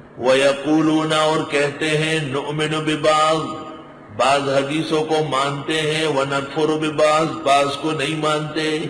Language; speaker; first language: Urdu; non-native, local second language; Pashto